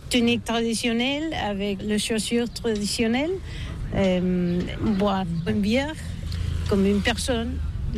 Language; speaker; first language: French; non-native, fluent; Catalan